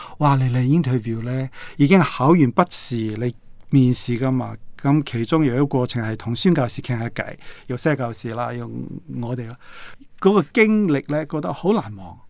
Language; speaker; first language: Cantonese; non-native, fluent; Korean